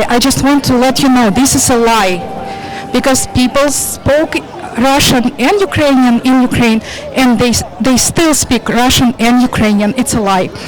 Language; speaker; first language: English; non-native, fluent; Russian